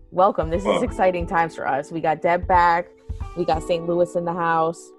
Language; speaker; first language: English; native; English